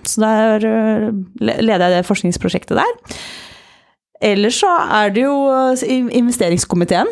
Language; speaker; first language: Norwegian; native; Norwegian